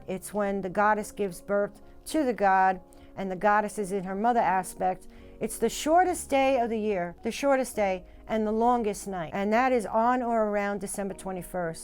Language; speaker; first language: English; native; English